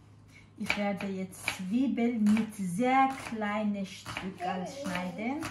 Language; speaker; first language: German; non-native, learner; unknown